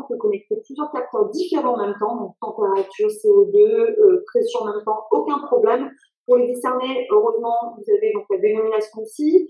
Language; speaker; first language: French; native; French